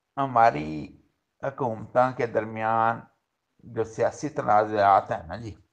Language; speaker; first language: Urdu; non-native, local second language; Haryanvi